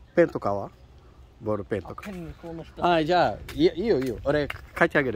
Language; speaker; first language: Japanese; non-native, fluent; Portuguese